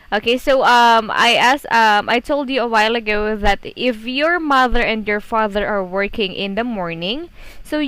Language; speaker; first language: English; non-native, fluent; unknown